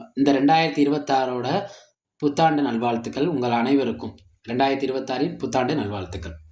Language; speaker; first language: Tamil; native; Tamil